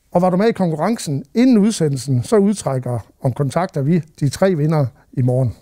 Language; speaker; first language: Danish; native; Danish